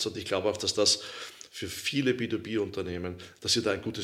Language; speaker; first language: German; native; German